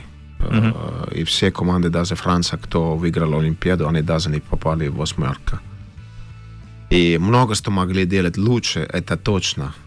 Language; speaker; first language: Russian; non-native, fluent; Finnish